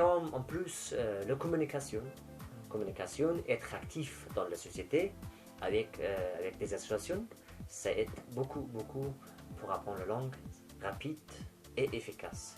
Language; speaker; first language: French; non-native, fluent; Persian